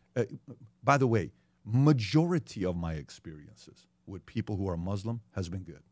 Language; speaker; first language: English; early bilingual, other home language; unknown